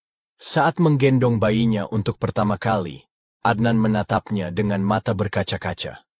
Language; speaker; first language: Indonesian; native; Indonesian